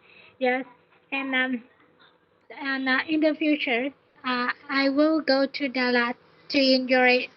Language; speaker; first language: English; non-native, learner; Vietnamese